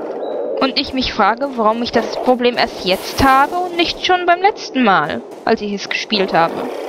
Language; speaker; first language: German; native; German